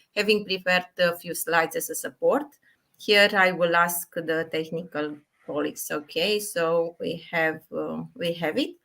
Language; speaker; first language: English; non-native, fluent; Romanian